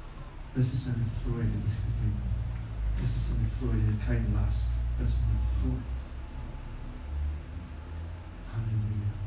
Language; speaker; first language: German; non-native, fluent; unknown